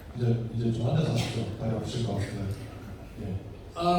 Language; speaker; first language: Korean; native; Korean